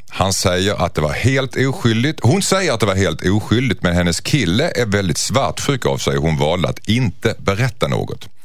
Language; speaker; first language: Swedish; native; Swedish